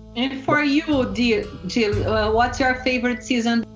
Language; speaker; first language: English; non-native, learner; Portuguese